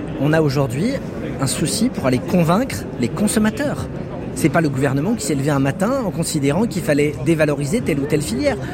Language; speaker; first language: French; native; French